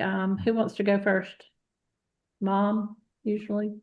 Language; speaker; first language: English; native; English